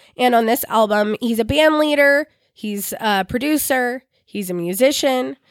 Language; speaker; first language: English; native; English